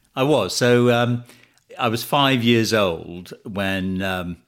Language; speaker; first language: English; early bilingual, other home language; Tamil